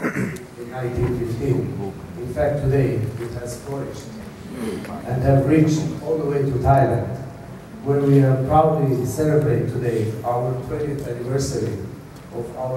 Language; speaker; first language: English; non-native, fluent; Armenian